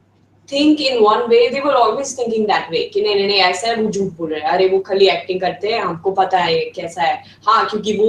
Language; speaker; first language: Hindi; non-native, fluent; Swedish